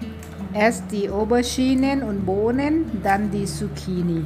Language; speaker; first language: German; non-native, fluent; Thai